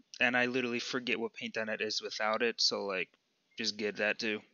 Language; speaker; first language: English; native; English